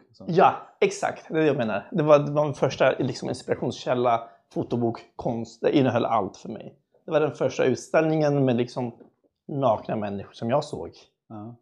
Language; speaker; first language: Swedish; early bilingual, other home language; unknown